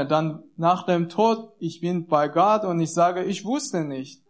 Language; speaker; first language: German; non-native, learner; Persian